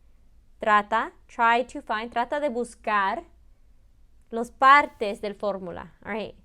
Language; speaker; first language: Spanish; early bilingual, heritage; Spanish